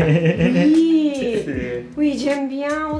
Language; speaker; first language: French; non-native, learner; Japanese